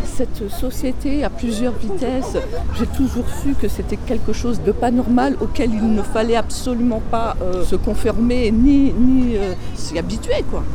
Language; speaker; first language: French; native; French